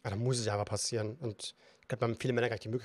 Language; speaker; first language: German; native; German